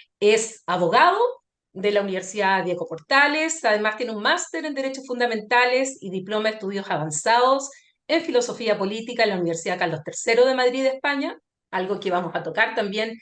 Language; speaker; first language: Spanish; native; Spanish